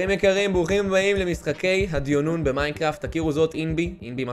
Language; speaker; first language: Hebrew; native; Hebrew